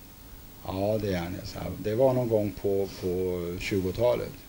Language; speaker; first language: Swedish; native; Swedish